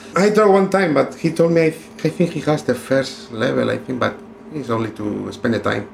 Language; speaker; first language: English; non-native, learner; Spanish